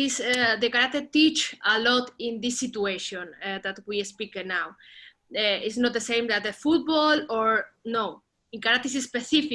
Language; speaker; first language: English; non-native, learner; Spanish